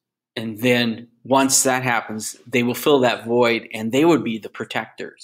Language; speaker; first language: English; native; English